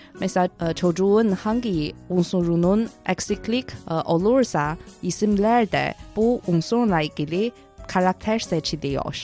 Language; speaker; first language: Turkish; non-native, fluent; Chinese